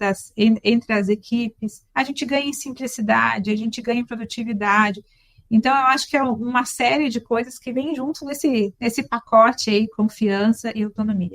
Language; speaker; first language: Portuguese; native; Portuguese